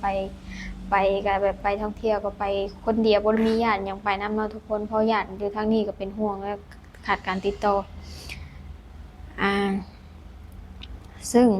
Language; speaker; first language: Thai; non-native, local second language; Lao